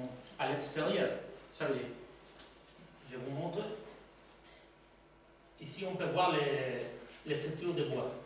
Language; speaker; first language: French; non-native, learner; Spanish